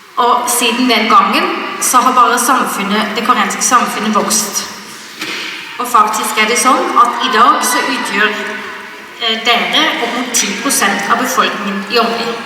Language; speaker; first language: Norwegian; native; Norwegian